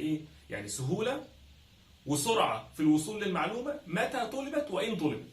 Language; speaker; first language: Arabic; native; Arabic